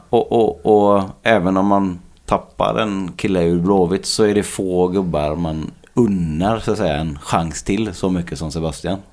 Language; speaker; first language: Swedish; native; Swedish